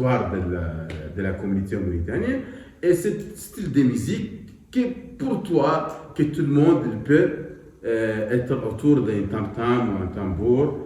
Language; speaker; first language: French; non-native, local second language; Arabic